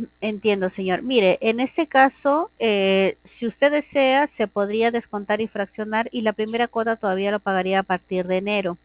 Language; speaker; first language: Spanish; native; Spanish